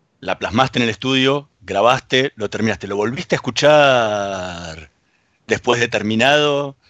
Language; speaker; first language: Spanish; native; Spanish